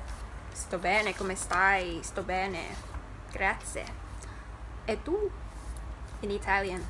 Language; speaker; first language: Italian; non-native, learner; Vietnamese